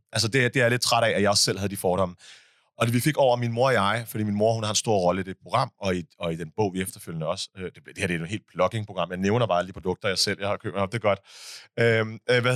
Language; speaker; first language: Danish; early bilingual, other home language; Arabic